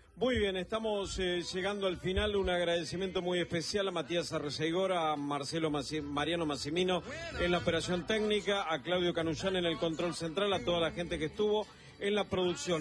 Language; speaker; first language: Spanish; native; Spanish